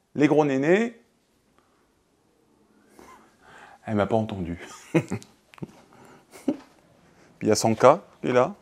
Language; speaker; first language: French; native; French